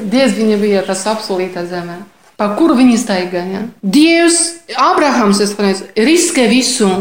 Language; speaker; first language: Latvian; non-native, fluent; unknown